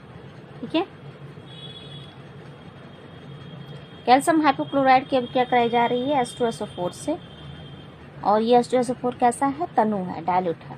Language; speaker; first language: Hindi; native; Hindi